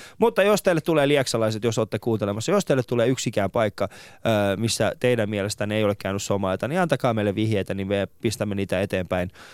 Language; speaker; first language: Finnish; non-native, fluent; Persian